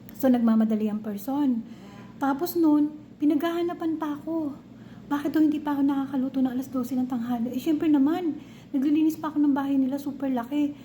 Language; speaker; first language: Filipino; non-native, local second language; Cebuano